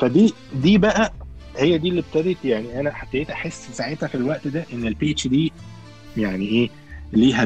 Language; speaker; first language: Arabic; native; Arabic